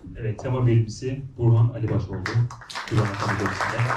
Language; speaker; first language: Turkish; native; Turkish